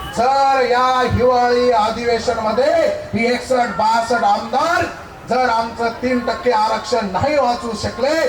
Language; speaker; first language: Marathi; non-native, local second language; Lambadi